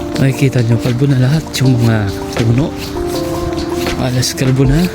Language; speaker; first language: Filipino; non-native, local second language; Hiligaynon